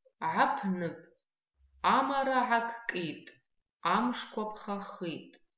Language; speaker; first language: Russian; non-native, local second language; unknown